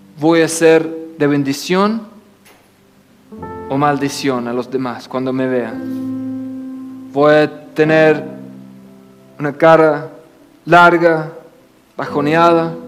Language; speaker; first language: Spanish; non-native, fluent; English